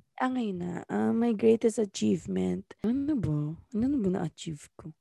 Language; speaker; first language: Filipino; native; Filipino